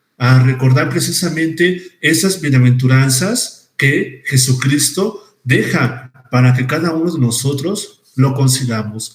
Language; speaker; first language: Spanish; native; Spanish